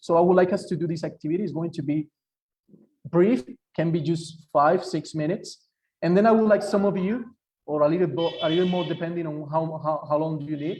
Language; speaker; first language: English; non-native, fluent; Spanish